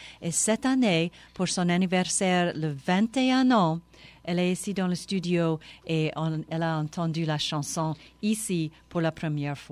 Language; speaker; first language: French; non-native, local second language; English